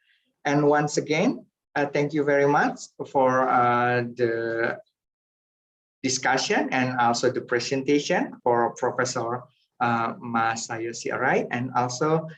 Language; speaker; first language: English; non-native, fluent; Indonesian